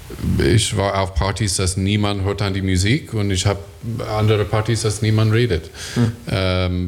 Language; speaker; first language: German; non-native, learner; English